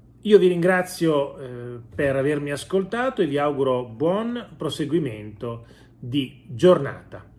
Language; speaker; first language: Italian; native; Italian